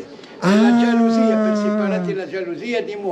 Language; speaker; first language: Italian; non-native, learner; Arabic